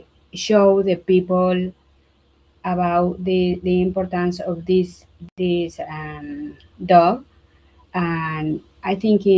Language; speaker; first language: English; non-native, learner; Spanish